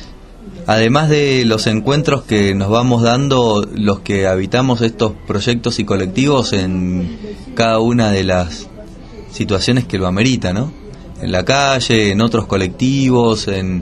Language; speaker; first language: Spanish; native; Spanish